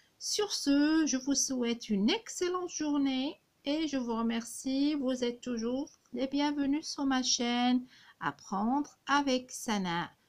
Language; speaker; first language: French; non-native, local second language; Arabic